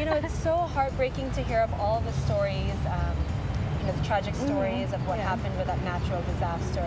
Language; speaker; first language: English; early bilingual, other home language; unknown